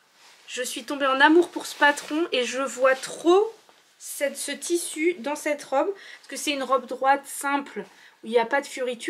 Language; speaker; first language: French; native; French